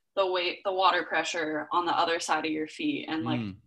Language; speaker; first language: English; native; English